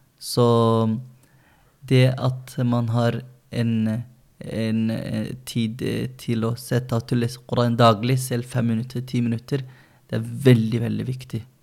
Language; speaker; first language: Norwegian; early bilingual, other home language; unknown